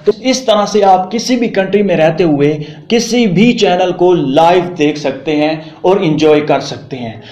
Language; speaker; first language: Urdu; non-native, local second language; Punjabi